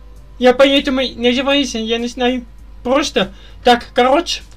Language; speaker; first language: Russian; non-native, learner; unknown